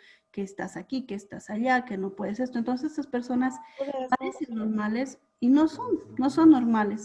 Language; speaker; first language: Spanish; native; Spanish